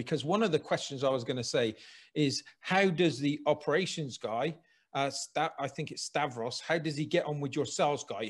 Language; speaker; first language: English; native; English